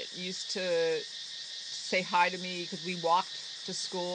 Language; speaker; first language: English; native; English